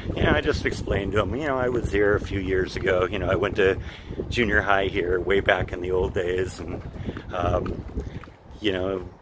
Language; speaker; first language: English; native; English